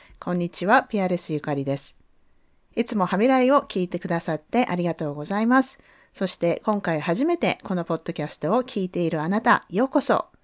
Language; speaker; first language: Japanese; native; Japanese